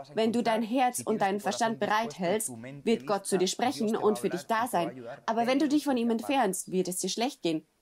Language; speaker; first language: German; non-native, fluent; Spanish